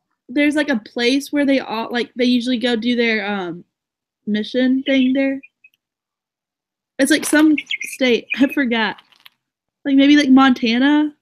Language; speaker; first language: English; native; English